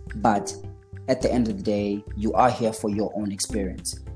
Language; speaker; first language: English; non-native, local second language; Zulu